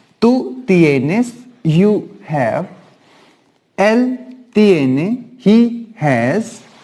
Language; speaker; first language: Spanish; non-native, fluent; Hindi